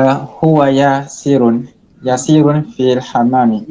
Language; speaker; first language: Arabic; non-native, learner; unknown